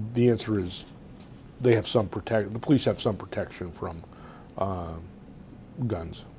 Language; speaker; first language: English; native; English